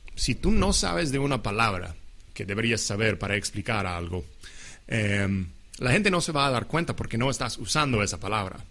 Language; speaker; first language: Spanish; non-native, fluent; English